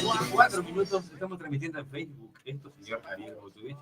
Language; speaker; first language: Spanish; native; Spanish